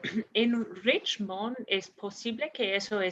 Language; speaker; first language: Spanish; non-native, fluent; English